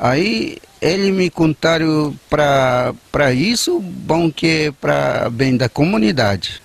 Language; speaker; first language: Portuguese; non-native, local second language; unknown